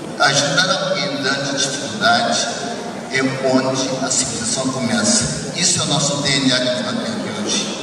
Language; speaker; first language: Portuguese; early bilingual, other home language; Japanese